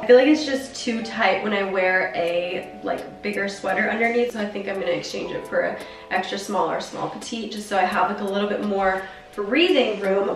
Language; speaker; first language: English; native; English